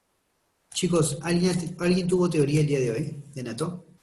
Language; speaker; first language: Spanish; native; Spanish